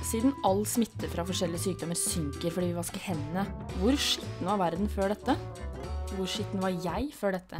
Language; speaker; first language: Norwegian; native; Norwegian